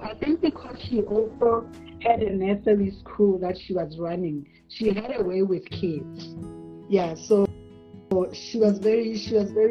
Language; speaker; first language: English; non-native, local second language; Tswana